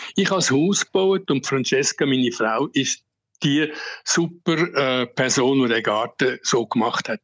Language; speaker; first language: German; native; German